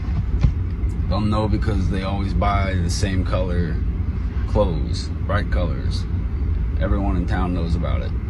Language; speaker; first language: English; native; English